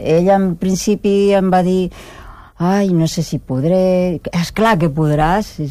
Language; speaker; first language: Catalan; non-native, fluent; Spanish